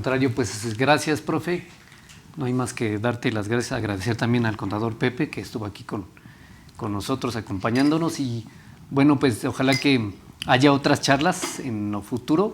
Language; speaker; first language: Spanish; native; Spanish